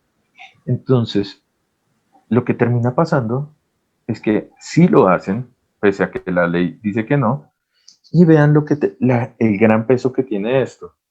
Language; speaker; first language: Spanish; native; Spanish